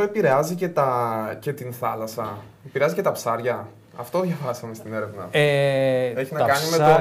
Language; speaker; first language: Greek; native; Greek